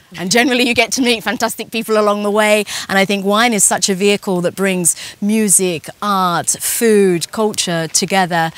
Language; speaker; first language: English; native; English